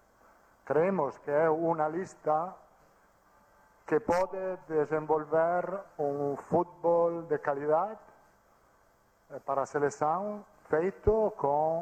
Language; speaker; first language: Portuguese; non-native, fluent; Italian